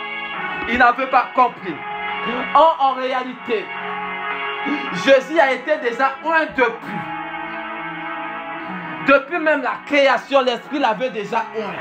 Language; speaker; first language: French; non-native, local second language; Swahili